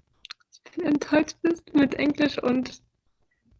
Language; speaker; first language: German; non-native, fluent; Arabic